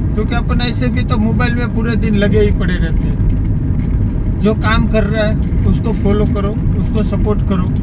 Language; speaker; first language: Hindi; non-native, local second language; Gujarati